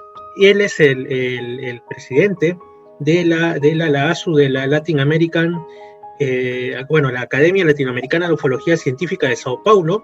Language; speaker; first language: Spanish; native; Spanish